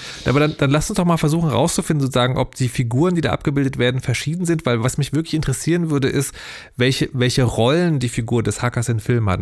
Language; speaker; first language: German; native; German